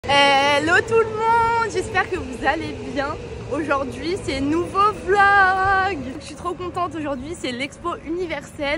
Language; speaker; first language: French; native; French